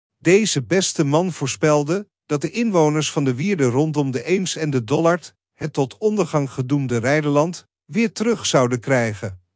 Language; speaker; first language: Dutch; native; Dutch